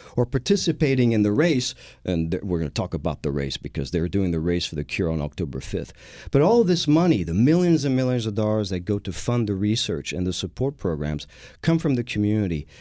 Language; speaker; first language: English; non-native, fluent; French